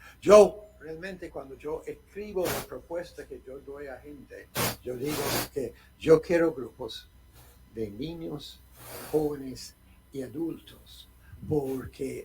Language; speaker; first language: Spanish; non-native, fluent; English